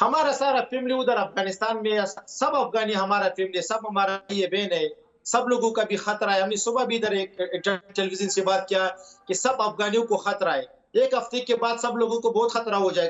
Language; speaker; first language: Hindi; non-native, fluent; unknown